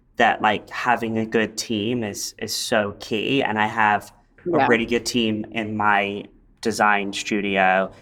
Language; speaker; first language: English; native; English